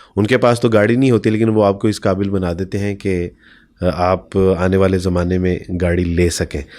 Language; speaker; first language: Urdu; native; Urdu